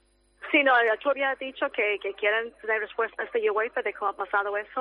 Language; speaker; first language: Spanish; non-native, fluent; English